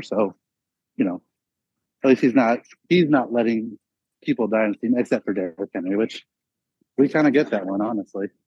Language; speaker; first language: English; native; English